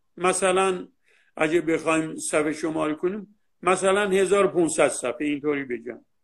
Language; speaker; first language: Persian; non-native, local second language; Azerbaijani